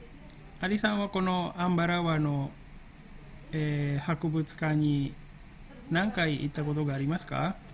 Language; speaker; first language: Japanese; non-native, fluent; Indonesian